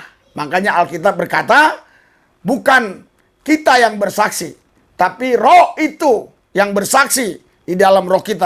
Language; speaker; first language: Indonesian; native; Indonesian